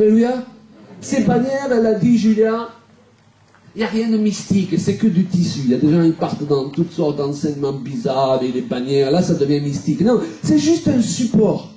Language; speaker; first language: French; native; French